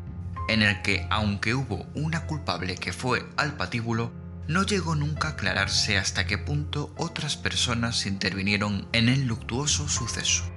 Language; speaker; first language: Spanish; native; Spanish